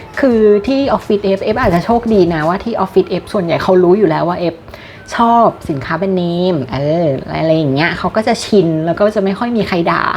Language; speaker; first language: Thai; native; Thai